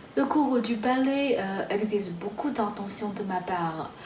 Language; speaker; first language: French; non-native, fluent; Chinese